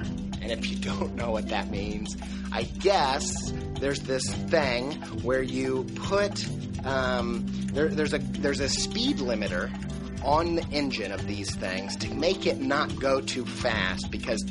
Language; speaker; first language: English; native; English